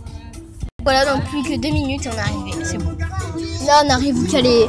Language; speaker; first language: French; native; French